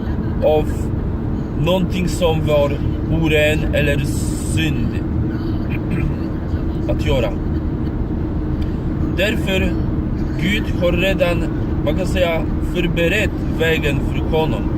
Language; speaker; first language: Swedish; non-native, learner; Polish